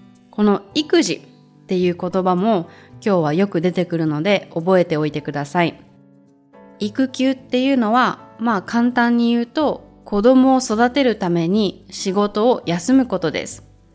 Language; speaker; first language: Japanese; native; Japanese